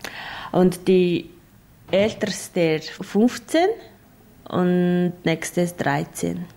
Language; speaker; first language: German; non-native, learner; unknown